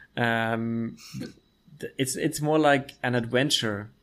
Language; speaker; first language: English; non-native, fluent; German